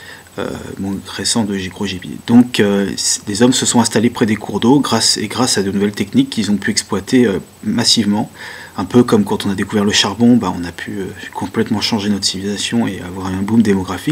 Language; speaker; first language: French; native; French